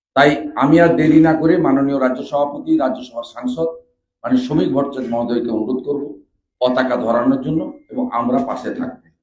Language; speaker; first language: Bangla; native; Bangla